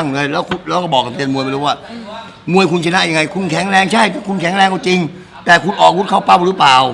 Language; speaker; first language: Thai; native; Thai